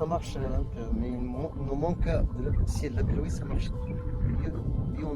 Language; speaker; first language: French; non-native, learner; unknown